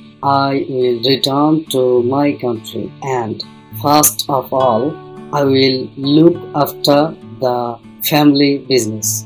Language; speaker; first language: English; non-native, fluent; Bangla